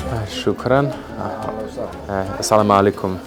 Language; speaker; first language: Arabic; non-native, learner; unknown